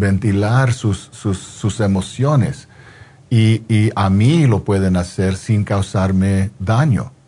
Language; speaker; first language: Spanish; non-native, fluent; English